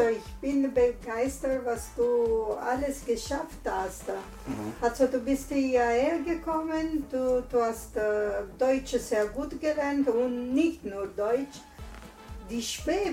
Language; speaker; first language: German; non-native, learner; Italian